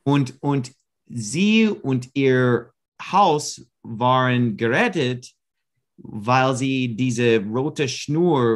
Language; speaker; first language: German; non-native, learner; English